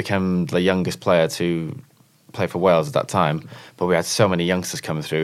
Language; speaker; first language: English; native; English